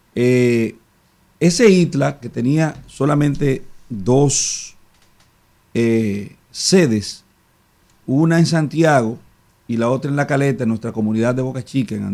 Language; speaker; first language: Spanish; native; Spanish